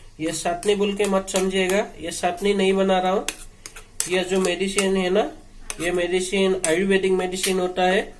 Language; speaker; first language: Hindi; non-native, local second language; Assamese